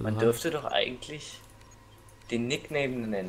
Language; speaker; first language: German; native; German